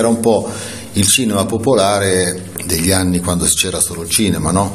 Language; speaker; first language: Italian; native; Italian